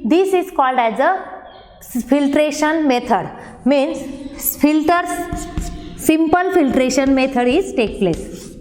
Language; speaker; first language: English; non-native, local second language; Marathi